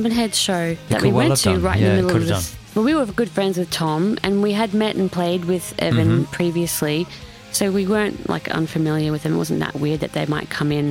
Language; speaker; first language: English; native; English